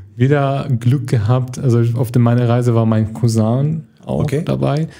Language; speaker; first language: German; non-native, fluent; Arabic